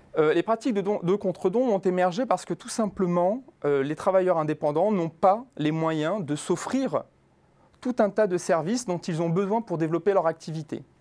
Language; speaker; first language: French; native; French